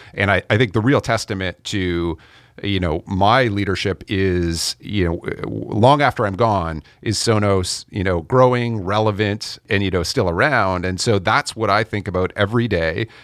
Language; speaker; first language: English; native; English